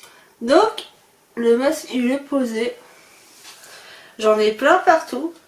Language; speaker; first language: French; native; French